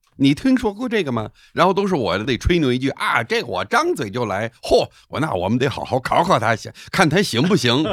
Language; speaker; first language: Chinese; non-native, fluent; English